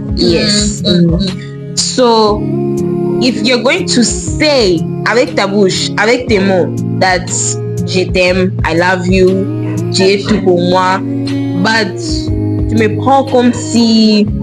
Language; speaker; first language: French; non-native, learner; English